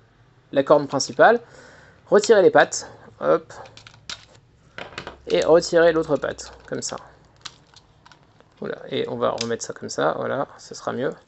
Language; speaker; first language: French; native; French